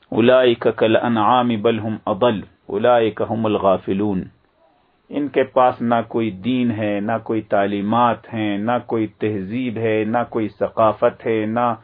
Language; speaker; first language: Urdu; native; Urdu